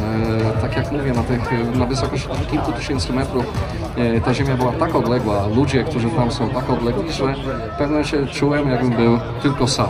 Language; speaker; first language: Polish; native; Polish